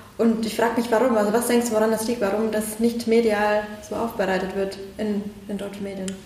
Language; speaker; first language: German; early bilingual, other home language; Persian